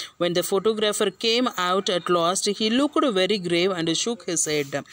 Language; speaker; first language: English; non-native, local second language; Tamil